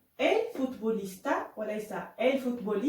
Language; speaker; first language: Spanish; non-native, fluent; Arabic